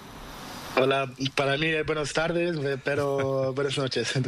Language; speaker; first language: Spanish; non-native, learner; Portuguese